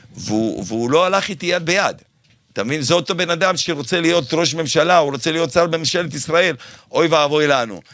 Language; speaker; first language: Hebrew; native; Hebrew